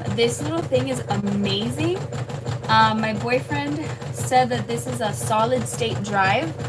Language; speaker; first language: English; early bilingual, other home language; Spanish